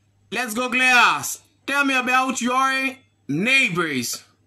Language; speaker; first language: English; non-native, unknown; Haitian Creole